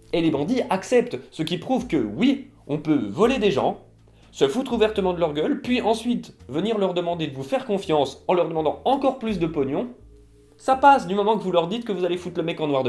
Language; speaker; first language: French; native; French